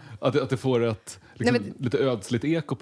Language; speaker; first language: Swedish; native; Swedish